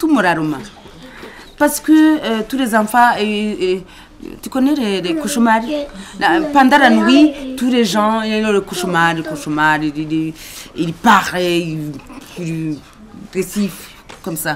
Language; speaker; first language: French; non-native, learner; Kinyarwanda